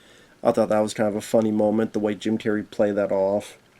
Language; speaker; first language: English; native; English